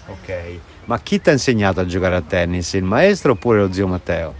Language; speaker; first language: Italian; native; Italian